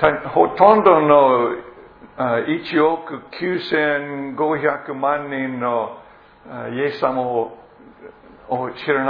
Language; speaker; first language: Japanese; non-native, fluent; English